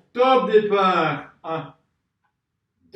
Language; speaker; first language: French; native; French